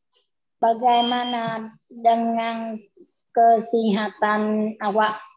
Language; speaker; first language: Indonesian; non-native, learner; Vietnamese